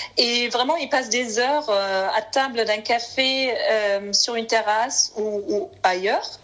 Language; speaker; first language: French; non-native, fluent; German